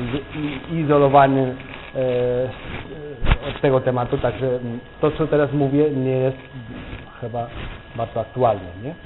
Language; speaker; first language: Polish; non-native, fluent; Catalan